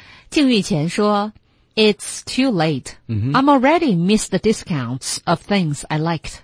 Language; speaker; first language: English; non-native, fluent; Chinese